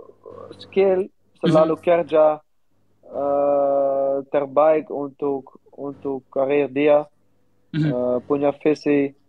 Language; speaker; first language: Indonesian; non-native, learner; Dutch